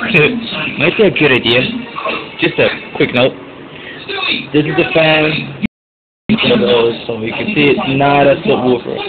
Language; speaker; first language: English; native; English